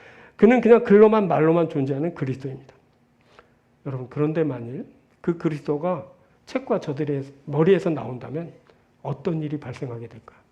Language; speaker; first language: Korean; native; Korean